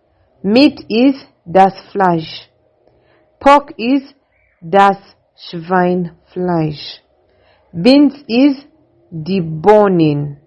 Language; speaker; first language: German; non-native, learner; English